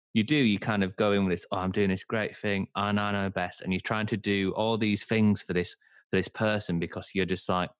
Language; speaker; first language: English; native; English